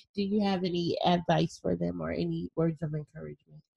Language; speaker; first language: English; native; English